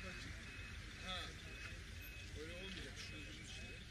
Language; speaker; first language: Turkish; native; Turkish